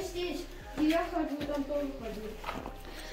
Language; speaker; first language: Russian; early bilingual, heritage; Russian